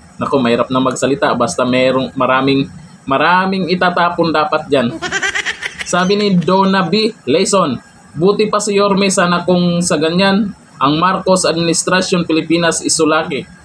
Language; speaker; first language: Filipino; native; Filipino